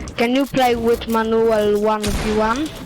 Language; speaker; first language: English; non-native, learner; Polish